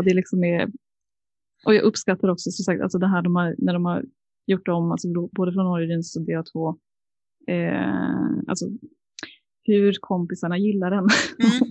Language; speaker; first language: Swedish; native; Swedish